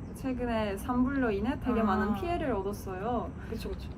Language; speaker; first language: Korean; non-native, fluent; Turkish